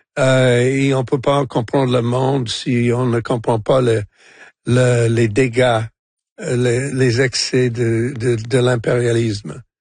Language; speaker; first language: French; non-native, local second language; English